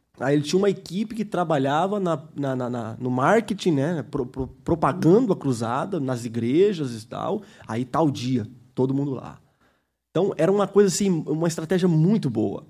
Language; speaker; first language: Portuguese; early bilingual, heritage; Portuguese